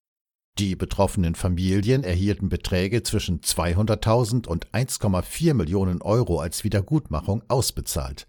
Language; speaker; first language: German; native; German